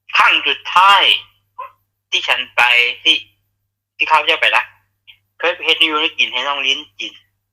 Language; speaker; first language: Thai; native; Thai